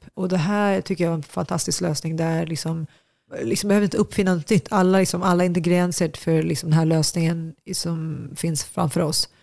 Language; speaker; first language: Swedish; early bilingual, other home language; Tigrinya